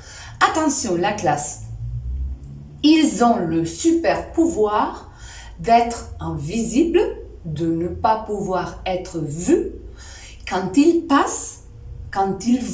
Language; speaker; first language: French; non-native, fluent; Spanish